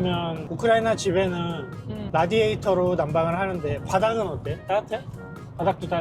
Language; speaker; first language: Korean; native; Korean